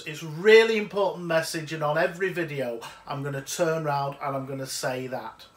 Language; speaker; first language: English; native; English